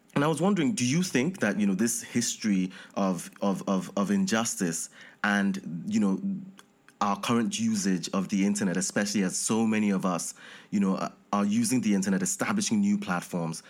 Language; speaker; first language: English; non-native, local second language; Yoruba